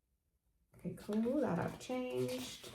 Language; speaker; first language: English; native; English